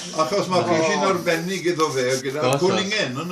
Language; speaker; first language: Welsh; native; Welsh